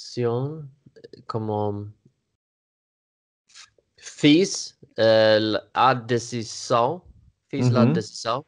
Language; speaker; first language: Portuguese; non-native, learner; Swedish